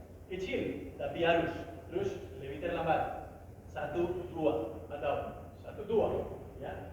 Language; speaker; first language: Indonesian; non-native, learner; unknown